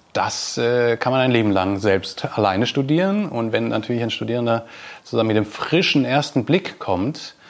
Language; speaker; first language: German; native; German